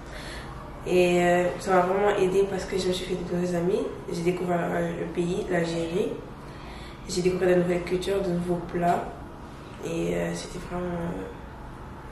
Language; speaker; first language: French; non-native, local second language; Wolof